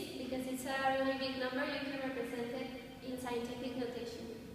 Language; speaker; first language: English; non-native, fluent; Spanish